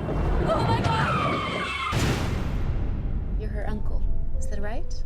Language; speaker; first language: English; native; English